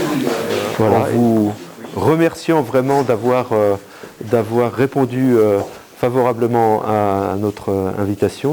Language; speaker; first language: French; native; French